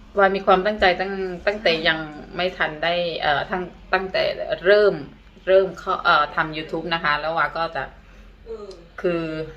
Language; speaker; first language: Thai; native; Thai